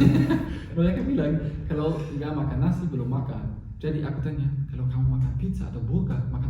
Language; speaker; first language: Indonesian; non-native, fluent; German